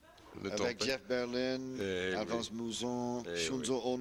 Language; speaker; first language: French; non-native, learner; English